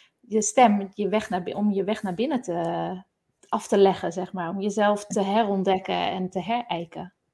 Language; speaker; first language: Dutch; native; Dutch